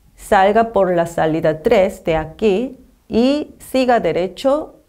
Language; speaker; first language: Spanish; non-native, learner; Korean